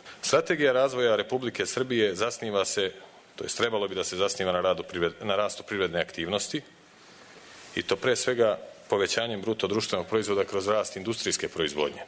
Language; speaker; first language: Serbian; native; Serbian